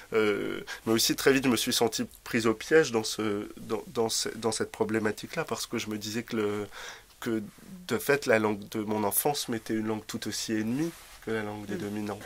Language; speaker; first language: French; native; French